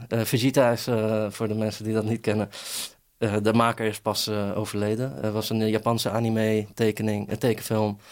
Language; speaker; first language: Dutch; early bilingual, other home language; Persian